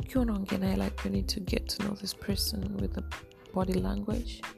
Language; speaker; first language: English; non-native, local second language; Swahili